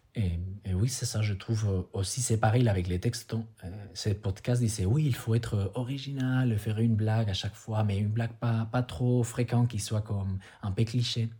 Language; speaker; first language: French; non-native, fluent; Spanish